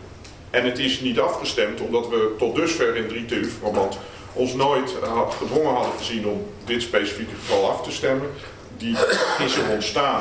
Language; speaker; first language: Dutch; native; Dutch